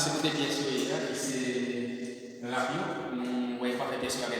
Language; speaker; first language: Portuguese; non-native, learner; Haitian Creole